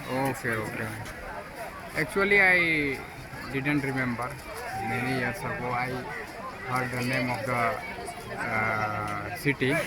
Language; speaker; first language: English; non-native, local second language; Hindi